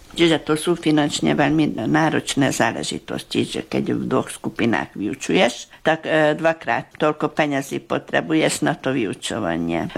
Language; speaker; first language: Slovak; early bilingual, heritage; Slovak